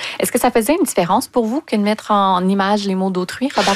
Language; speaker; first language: French; native; French